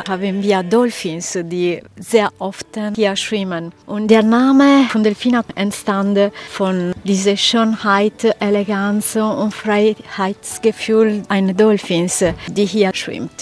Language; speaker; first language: German; non-native, fluent; Italian